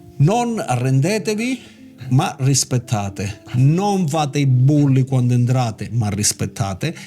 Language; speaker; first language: Italian; native; Italian